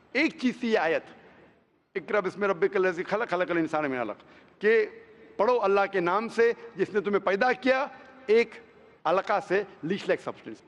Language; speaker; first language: Hindi; non-native, local second language; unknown